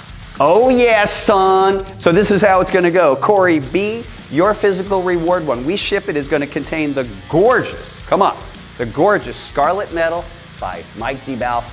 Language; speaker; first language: English; native; English